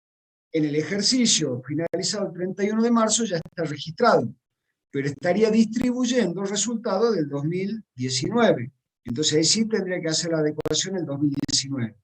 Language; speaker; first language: Spanish; native; Spanish